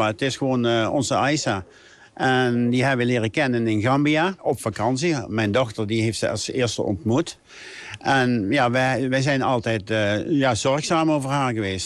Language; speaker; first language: Dutch; native; Dutch